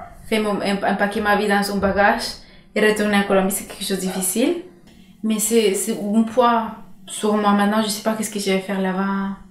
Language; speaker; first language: French; non-native, learner; Spanish